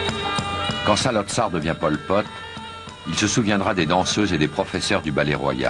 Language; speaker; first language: French; native; French